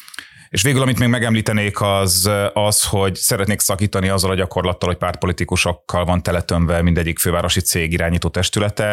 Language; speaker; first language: Hungarian; native; Hungarian